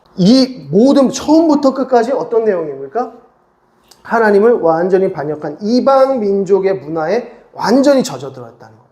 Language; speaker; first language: Korean; native; Korean